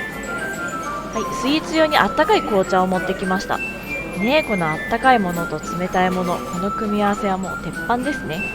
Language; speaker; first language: Japanese; native; Japanese